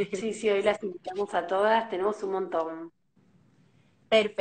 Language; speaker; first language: Spanish; native; Spanish